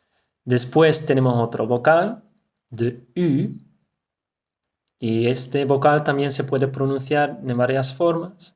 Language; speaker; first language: Spanish; non-native, fluent; Dutch